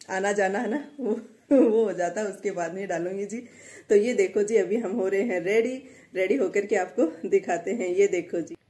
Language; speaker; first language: Hindi; native; Hindi